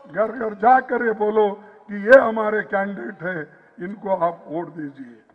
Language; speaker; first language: Hindi; non-native, local second language; Kannada